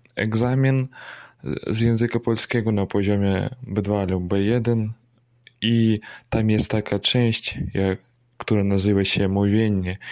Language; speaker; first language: Polish; non-native, learner; Russian